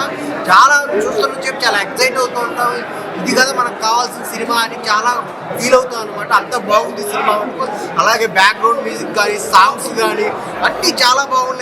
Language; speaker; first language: Telugu; native; Telugu